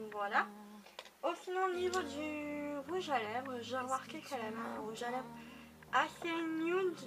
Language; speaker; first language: French; native; French